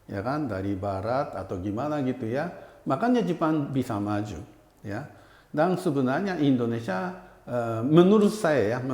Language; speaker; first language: Indonesian; non-native, fluent; Japanese